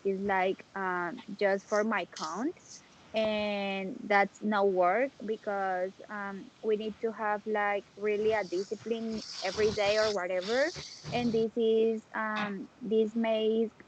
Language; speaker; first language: English; non-native, learner; Spanish